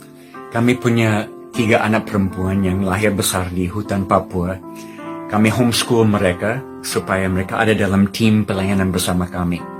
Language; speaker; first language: Indonesian; non-native, fluent; English